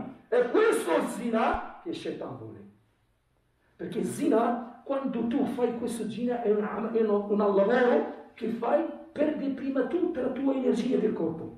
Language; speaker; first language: Italian; non-native, fluent; Arabic